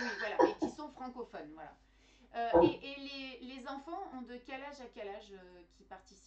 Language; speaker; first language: French; native; French